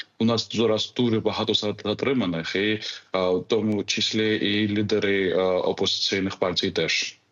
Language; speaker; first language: Ukrainian; non-native, fluent; Georgian